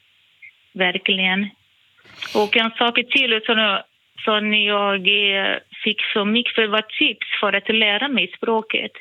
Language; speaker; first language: Swedish; non-native, fluent; Portuguese